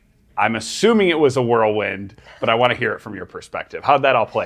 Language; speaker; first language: English; native; English